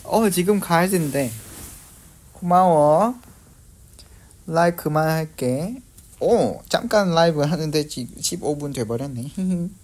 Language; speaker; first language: Korean; non-native, fluent; Vietnamese